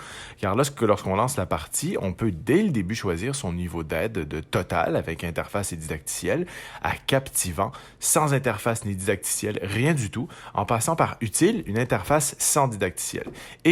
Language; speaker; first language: French; native; French